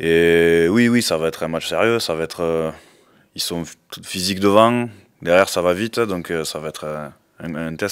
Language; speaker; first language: French; native; French